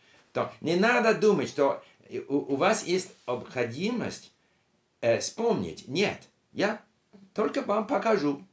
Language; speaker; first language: Russian; non-native, learner; English